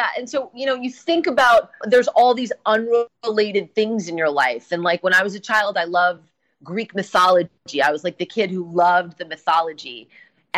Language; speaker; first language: English; native; English